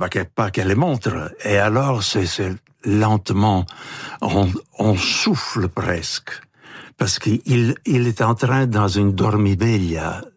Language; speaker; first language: French; non-native, fluent; Italian